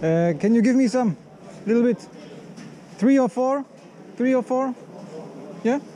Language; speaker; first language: English; non-native, fluent; German